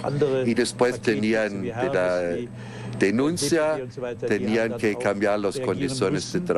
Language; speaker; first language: Spanish; non-native, fluent; German